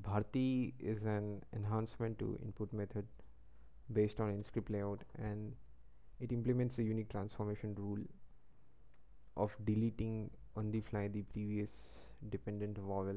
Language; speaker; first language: English; non-native, local second language; Marathi